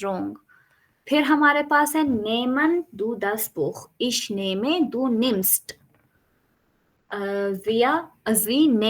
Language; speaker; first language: German; non-native, fluent; Urdu